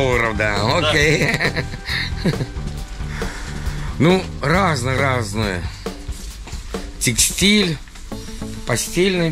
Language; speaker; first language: Russian; native; Russian